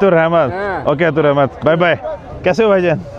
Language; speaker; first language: Hindi; native; Hindi